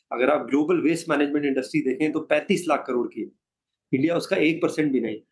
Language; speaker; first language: Hindi; native; Hindi